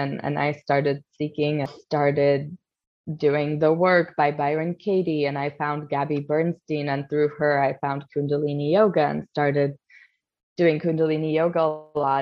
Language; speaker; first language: English; non-native, fluent; Polish